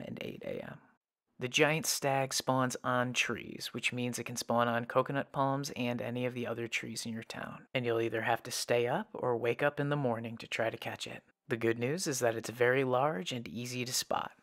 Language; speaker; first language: English; native; English